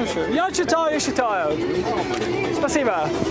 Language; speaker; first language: Russian; non-native, learner; English